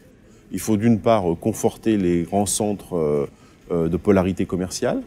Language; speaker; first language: French; native; French